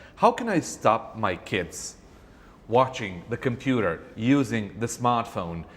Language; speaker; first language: English; non-native, fluent; Romanian